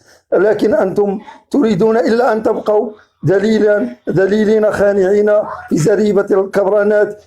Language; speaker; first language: Arabic; native; Arabic